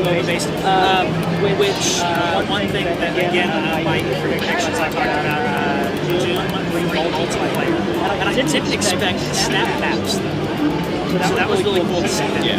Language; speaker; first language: English; native; English